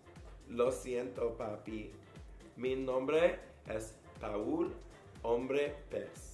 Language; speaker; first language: Spanish; non-native, learner; English